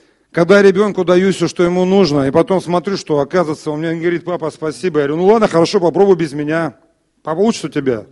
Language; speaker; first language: Russian; native; Russian